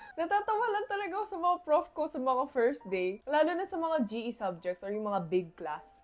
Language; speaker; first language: Filipino; early bilingual, other home language; Korean